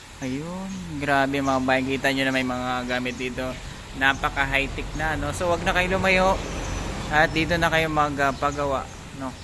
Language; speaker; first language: Filipino; non-native, local second language; Hiligaynon